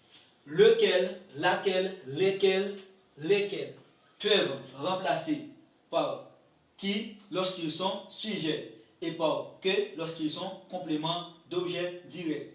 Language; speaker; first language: French; non-native, local second language; Haitian Creole